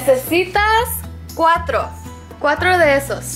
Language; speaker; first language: Spanish; early bilingual, heritage; English